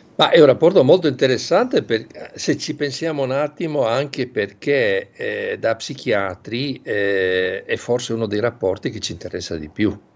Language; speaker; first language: Italian; native; Italian